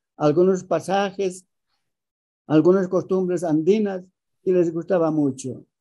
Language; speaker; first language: Spanish; early bilingual, other home language; Aymara